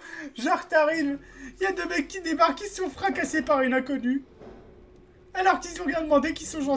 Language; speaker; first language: French; native; French